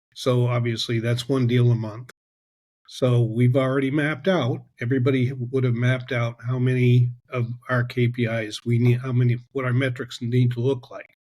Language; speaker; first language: English; native; English